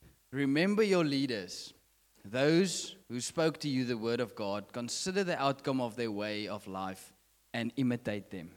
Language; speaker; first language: English; non-native, local second language; Afrikaans